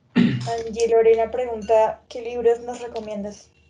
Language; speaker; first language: Spanish; native; Spanish